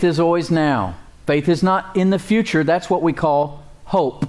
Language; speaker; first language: English; native; English